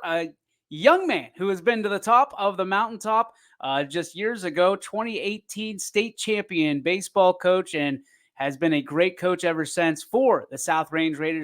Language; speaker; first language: English; native; English